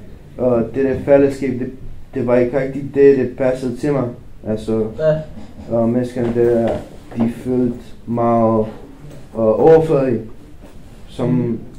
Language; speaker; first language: Danish; non-native, fluent; Romanian